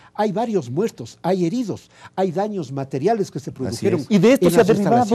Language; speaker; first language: Spanish; native; Spanish